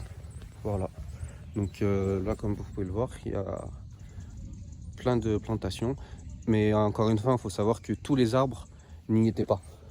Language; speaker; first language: French; native; French